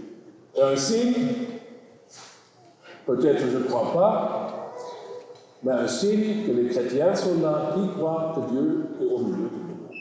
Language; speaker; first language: French; non-native, learner; German